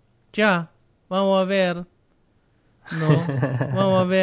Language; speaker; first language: Spanish; non-native, learner; German